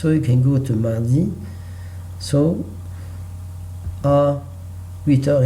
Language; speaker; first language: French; non-native, learner; Arabic